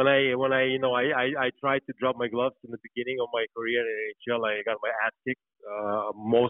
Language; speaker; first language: English; non-native, fluent; Lithuanian